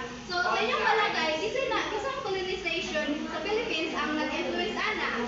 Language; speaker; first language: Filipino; non-native, local second language; Cebuano